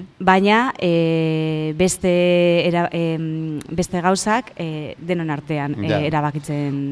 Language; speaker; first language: Basque; non-native, local second language; Spanish